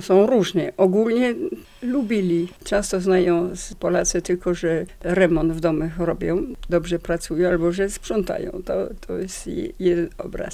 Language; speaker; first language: Polish; non-native, learner; French